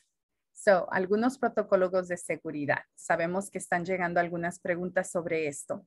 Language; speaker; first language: Spanish; early bilingual, heritage; Spanish